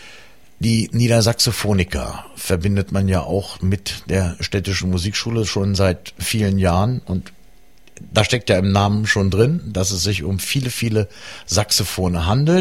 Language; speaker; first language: German; native; German